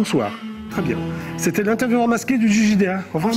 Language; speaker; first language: French; native; French